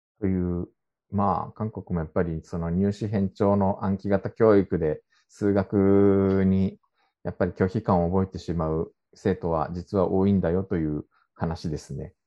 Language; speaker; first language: Japanese; native; Japanese